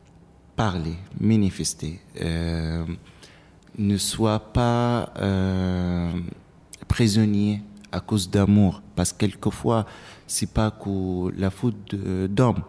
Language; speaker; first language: French; non-native, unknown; Arabic